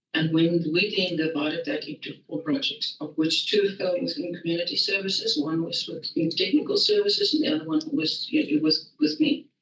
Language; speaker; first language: English; non-native, local second language; Afrikaans